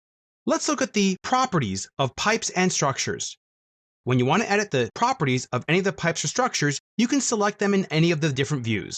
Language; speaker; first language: English; native; English